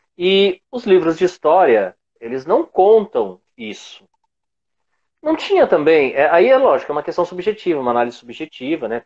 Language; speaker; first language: Portuguese; native; Portuguese